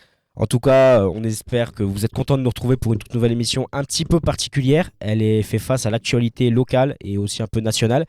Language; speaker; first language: French; native; French